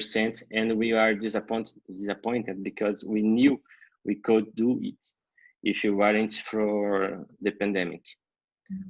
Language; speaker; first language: English; non-native, learner; Portuguese